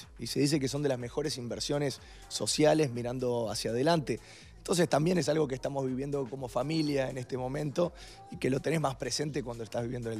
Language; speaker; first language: Spanish; native; Spanish